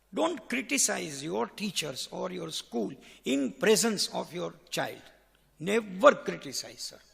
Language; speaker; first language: English; non-native, local second language; Gujarati